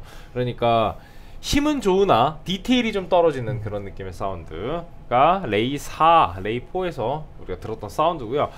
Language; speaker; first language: Korean; native; Korean